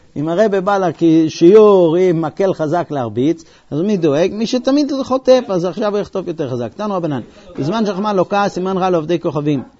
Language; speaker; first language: Hebrew; non-native, fluent; English